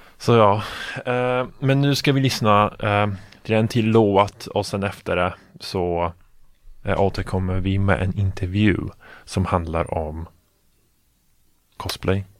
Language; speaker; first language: Swedish; non-native, fluent; Polish